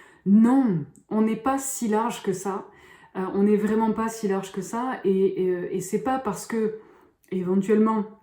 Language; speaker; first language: French; native; French